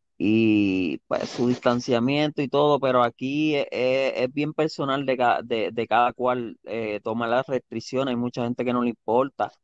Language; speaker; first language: Spanish; native; Spanish